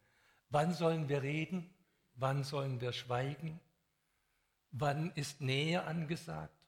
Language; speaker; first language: German; native; German